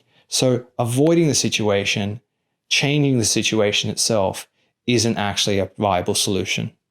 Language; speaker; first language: English; native; English